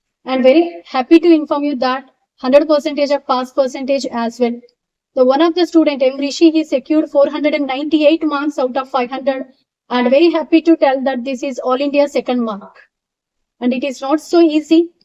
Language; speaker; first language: English; non-native, local second language; Telugu